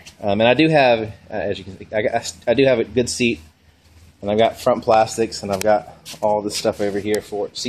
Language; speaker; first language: English; native; English